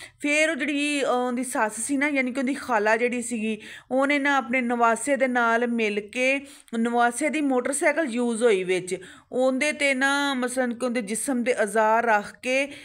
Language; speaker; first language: Punjabi; native; Punjabi